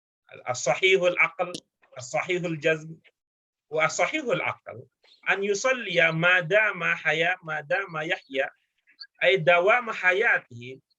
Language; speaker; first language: Arabic; non-native, fluent; Indonesian